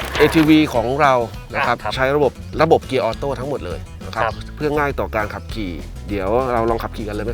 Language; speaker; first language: Thai; native; Thai